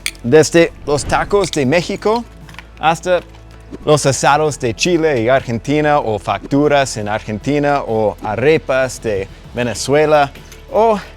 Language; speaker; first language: Spanish; non-native, fluent; English